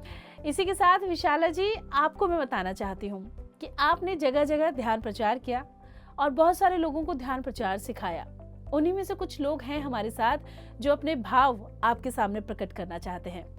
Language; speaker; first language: Hindi; native; Hindi